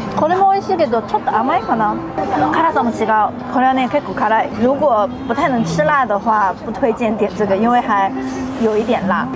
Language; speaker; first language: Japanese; non-native, fluent; Chinese